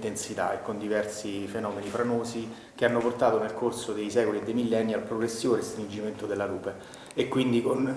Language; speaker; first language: Italian; native; Italian